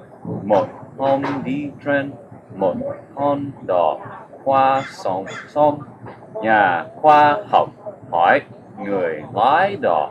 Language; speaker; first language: Vietnamese; non-native, learner; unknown